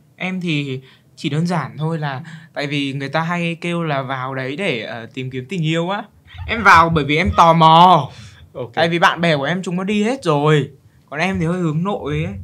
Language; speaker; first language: Vietnamese; native; Vietnamese